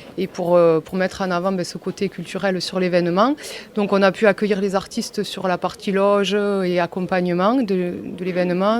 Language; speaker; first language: French; native; French